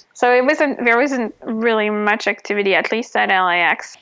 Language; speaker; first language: English; non-native, fluent; French